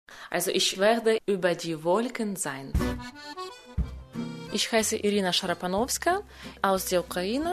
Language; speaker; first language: German; non-native, learner; Ukrainian